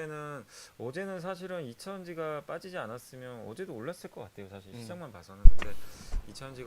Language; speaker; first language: Korean; native; Korean